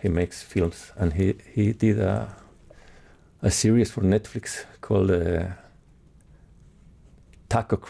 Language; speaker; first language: English; non-native, fluent; Spanish